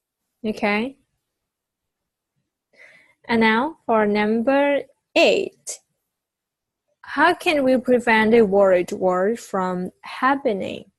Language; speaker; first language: English; non-native, fluent; Vietnamese